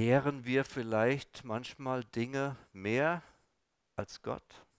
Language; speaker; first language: German; native; German